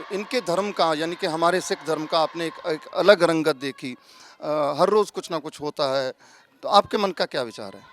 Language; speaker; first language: Hindi; non-native, local second language; Punjabi